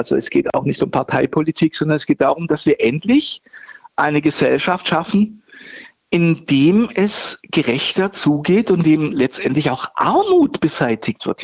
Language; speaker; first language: German; native; German